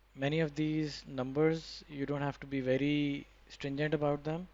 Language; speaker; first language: English; non-native, local second language; Urdu